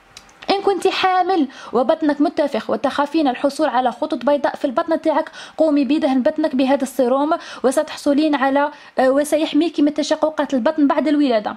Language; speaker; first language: Arabic; native; Arabic